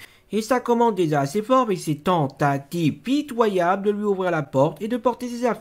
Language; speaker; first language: French; native; French